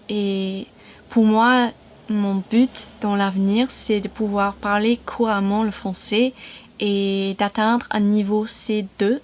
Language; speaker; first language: French; non-native, fluent; English